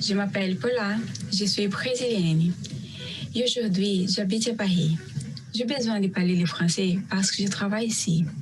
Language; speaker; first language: French; non-native, learner; Portuguese